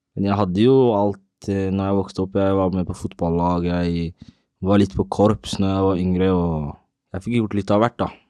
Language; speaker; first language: Norwegian; early bilingual, other home language; Somali